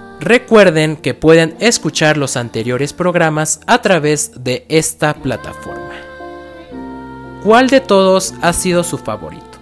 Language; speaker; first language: Spanish; native; Spanish